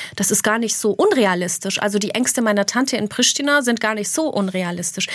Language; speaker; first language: German; early bilingual, other home language; Albanian